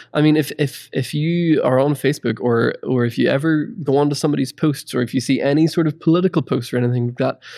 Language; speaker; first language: English; native; English